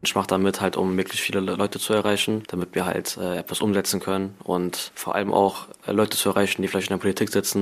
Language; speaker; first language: German; native; German